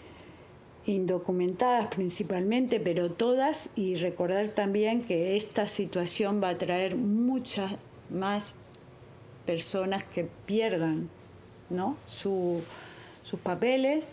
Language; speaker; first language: Spanish; native; Spanish